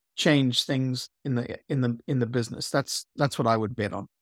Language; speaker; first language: English; native; English